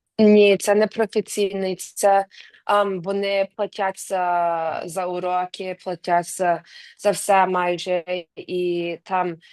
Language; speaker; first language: Ukrainian; early bilingual, heritage; English